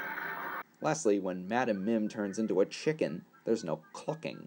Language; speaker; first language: English; native; English